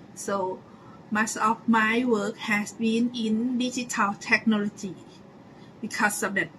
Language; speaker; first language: English; non-native, learner; Thai